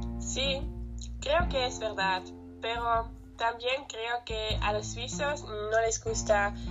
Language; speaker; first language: Spanish; non-native, learner; German